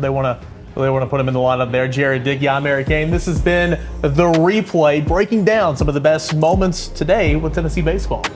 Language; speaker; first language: English; native; English